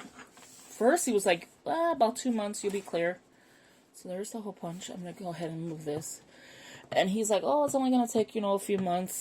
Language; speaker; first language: English; native; English